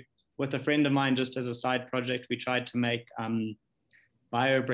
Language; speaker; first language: English; native; English